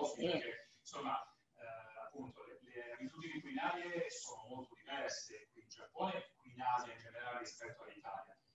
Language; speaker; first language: Italian; native; Italian